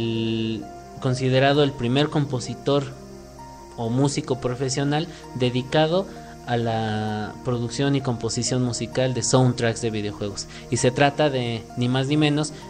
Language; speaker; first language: Spanish; native; Spanish